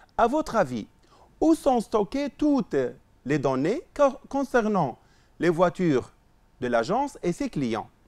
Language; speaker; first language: French; non-native, local second language; Arabic